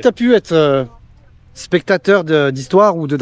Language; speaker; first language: French; native; French